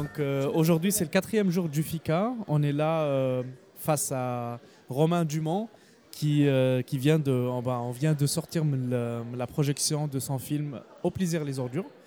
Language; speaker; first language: French; non-native, local second language; Arabic